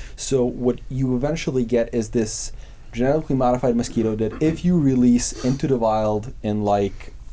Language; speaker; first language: English; non-native, fluent; Serbian